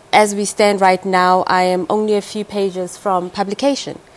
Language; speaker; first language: English; non-native, local second language; Tswana